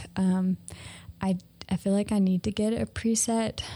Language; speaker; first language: English; native; English